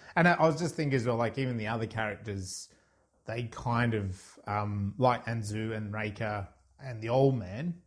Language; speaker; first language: English; native; English